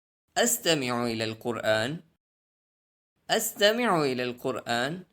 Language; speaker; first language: Arabic; non-native, fluent; Urdu